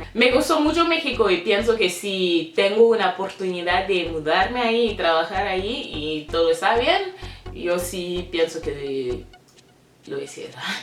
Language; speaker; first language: Spanish; non-native, fluent; English